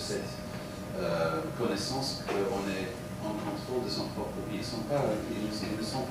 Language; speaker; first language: French; non-native, fluent; English